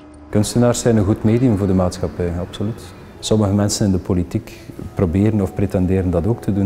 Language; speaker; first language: Dutch; native; Dutch